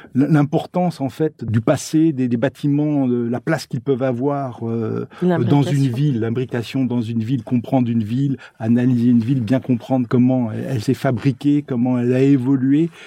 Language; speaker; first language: French; native; French